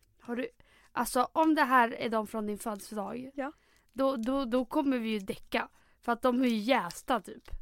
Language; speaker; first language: Swedish; early bilingual, other home language; Spanish